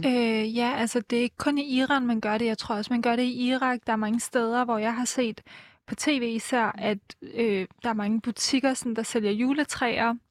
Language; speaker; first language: Danish; early bilingual, other home language; Persian